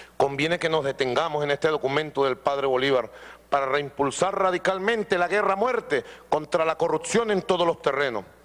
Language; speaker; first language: Spanish; native; Spanish